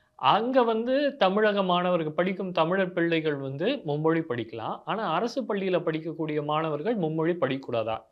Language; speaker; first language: Tamil; native; Tamil